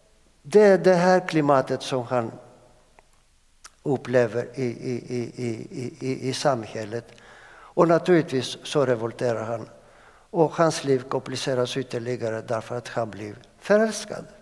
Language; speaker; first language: Swedish; non-native, fluent; Greek